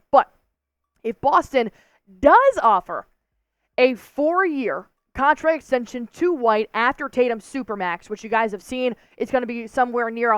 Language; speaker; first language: English; native; English